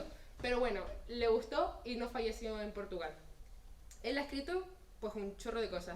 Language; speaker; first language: Spanish; native; Spanish